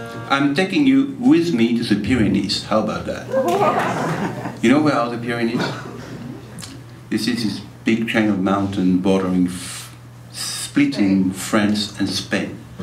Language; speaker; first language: English; non-native, fluent; French